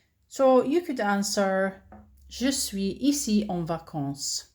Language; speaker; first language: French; non-native, fluent; English